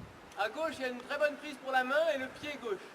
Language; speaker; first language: French; native; French